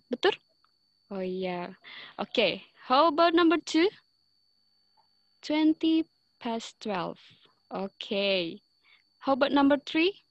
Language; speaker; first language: English; non-native, learner; Indonesian